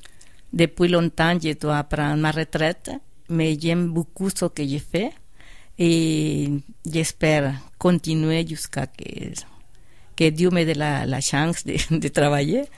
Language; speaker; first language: French; non-native, fluent; Spanish